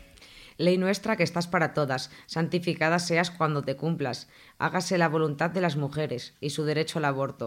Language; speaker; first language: Spanish; native; Spanish